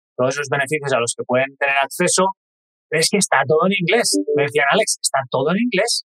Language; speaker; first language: Spanish; native; Spanish